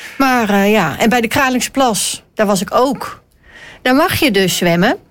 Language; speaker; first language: Dutch; native; Dutch